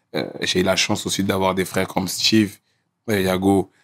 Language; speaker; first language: French; native; French